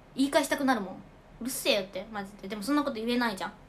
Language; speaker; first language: Japanese; native; Japanese